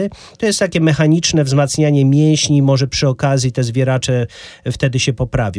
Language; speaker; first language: Polish; native; Polish